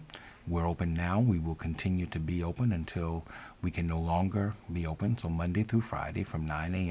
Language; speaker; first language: English; native; English